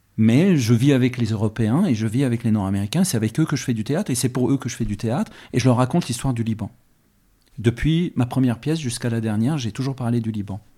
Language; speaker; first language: French; early bilingual, other home language; Arabic